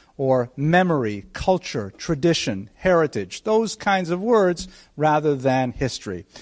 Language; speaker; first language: English; native; English